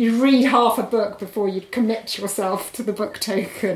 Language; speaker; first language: English; native; English